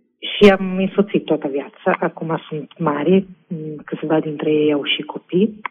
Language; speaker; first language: Romanian; non-native, fluent; Italian